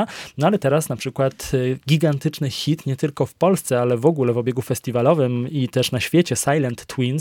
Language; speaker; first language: Polish; native; Polish